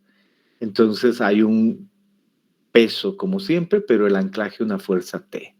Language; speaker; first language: Spanish; native; Spanish